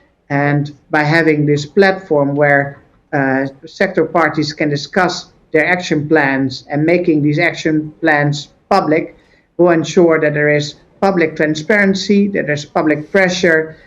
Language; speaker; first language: English; non-native, fluent; Dutch